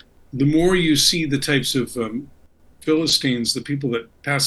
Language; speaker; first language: English; native; English